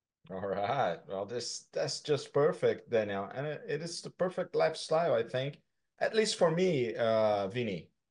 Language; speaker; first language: English; non-native, fluent; Portuguese